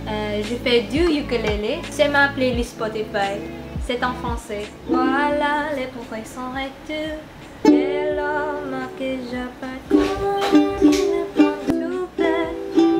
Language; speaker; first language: French; non-native, learner; Filipino